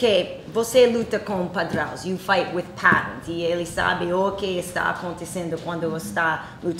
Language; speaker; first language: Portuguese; non-native, learner; English